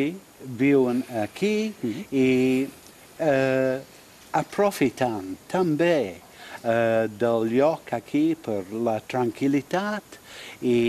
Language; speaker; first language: Catalan; non-native, fluent; English